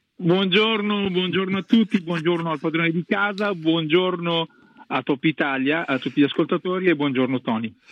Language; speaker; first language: Italian; native; Italian